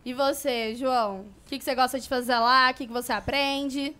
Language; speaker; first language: Portuguese; native; Portuguese